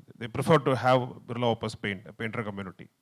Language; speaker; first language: Kannada; non-native, learner; Tamil